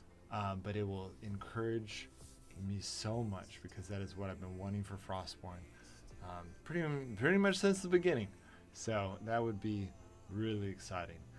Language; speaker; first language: English; native; English